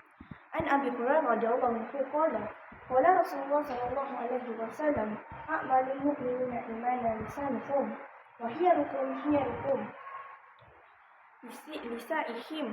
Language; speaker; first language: Arabic; non-native, learner; Malay